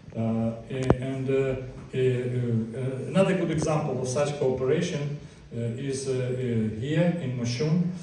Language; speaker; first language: English; non-native, fluent; Ukrainian